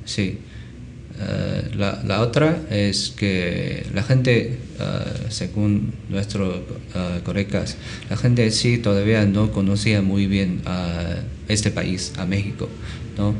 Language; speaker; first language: Spanish; non-native, learner; Chinese